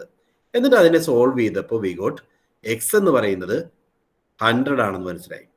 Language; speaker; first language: Malayalam; native; Malayalam